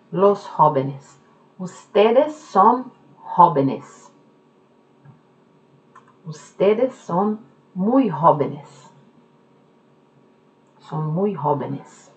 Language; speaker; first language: Spanish; non-native, fluent; Norwegian